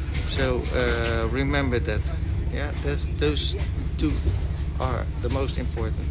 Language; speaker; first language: English; non-native, learner; Dutch